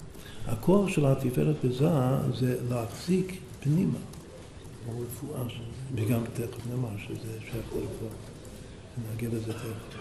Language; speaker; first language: Hebrew; non-native, fluent; English